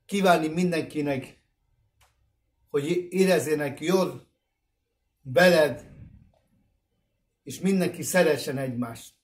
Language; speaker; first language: Hungarian; non-native, fluent; Spanish